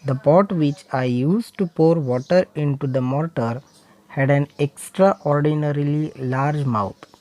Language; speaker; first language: English; non-native, local second language; Marathi